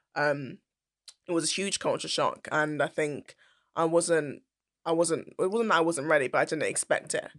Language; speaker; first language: English; native; English